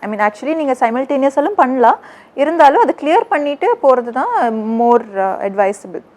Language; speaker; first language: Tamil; early bilingual, heritage; Tamil